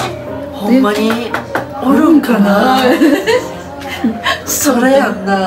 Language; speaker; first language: Japanese; native; Japanese